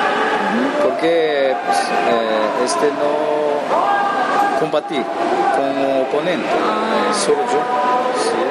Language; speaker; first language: Spanish; non-native, learner; Japanese